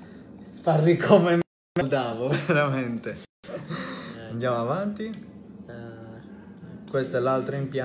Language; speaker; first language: Italian; native; Italian